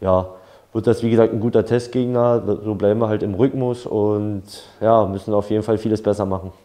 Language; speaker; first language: German; native; German